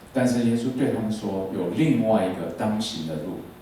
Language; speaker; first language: Chinese; native; Chinese